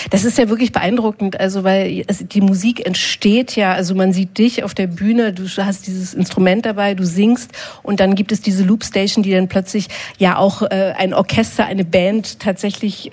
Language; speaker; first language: German; native; German